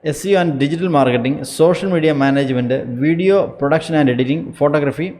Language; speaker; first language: English; non-native, local second language; Malayalam